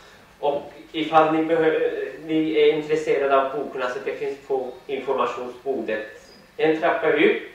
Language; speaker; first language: Swedish; non-native, fluent; Persian